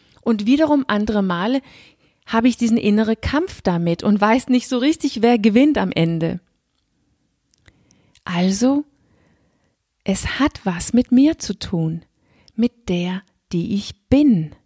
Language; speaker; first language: German; non-native, fluent; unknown